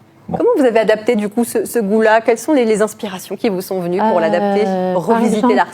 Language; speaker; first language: French; native; French